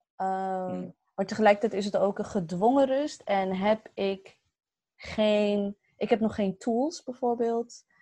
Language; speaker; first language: Dutch; early bilingual, other home language; Arabic